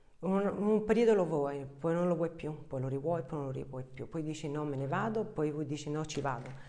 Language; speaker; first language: Italian; early bilingual, heritage; Italian